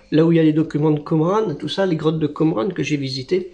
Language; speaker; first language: French; native; French